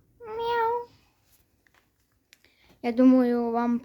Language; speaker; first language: Russian; early bilingual, heritage; Russian